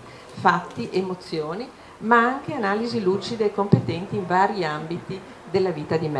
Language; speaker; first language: Italian; native; Italian